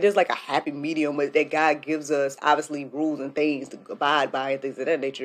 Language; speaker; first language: English; native; English